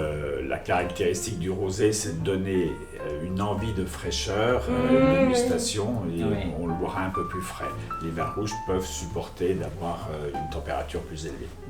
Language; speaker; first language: French; native; French